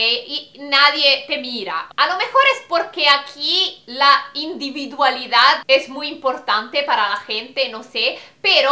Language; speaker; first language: Spanish; non-native, fluent; Italian